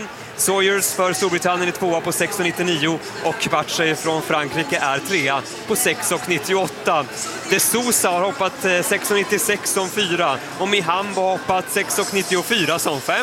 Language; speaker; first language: Swedish; native; Swedish